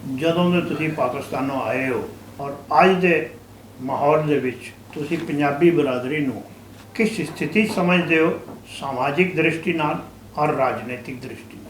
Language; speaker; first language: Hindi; native; Hindi